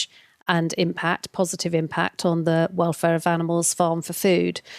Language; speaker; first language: English; native; English